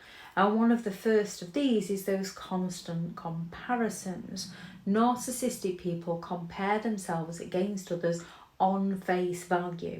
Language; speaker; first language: English; native; English